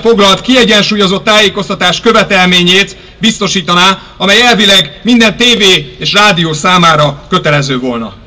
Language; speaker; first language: Hungarian; native; Hungarian